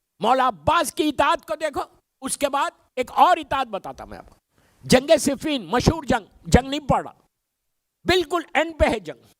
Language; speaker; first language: Urdu; native; Urdu